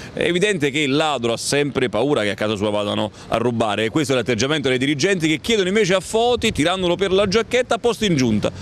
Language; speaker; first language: Italian; native; Italian